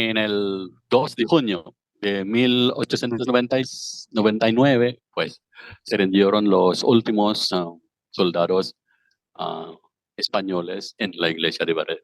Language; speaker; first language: Spanish; non-native, fluent; Filipino